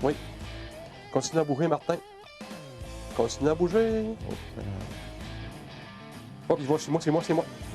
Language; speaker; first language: French; native; French